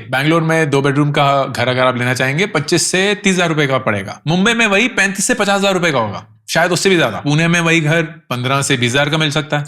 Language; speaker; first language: Hindi; native; Hindi